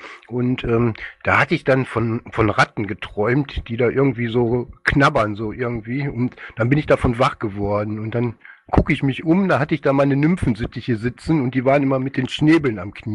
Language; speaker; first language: German; native; German